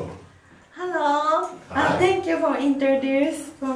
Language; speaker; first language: English; non-native, learner; Japanese